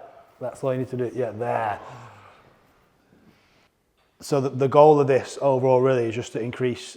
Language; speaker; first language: English; native; English